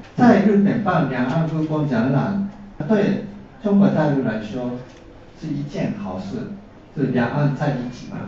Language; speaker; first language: Chinese; non-native, fluent; Japanese